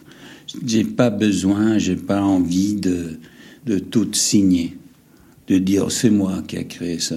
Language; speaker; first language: French; non-native, fluent; English